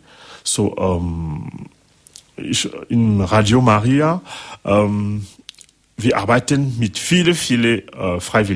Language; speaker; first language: German; non-native, learner; French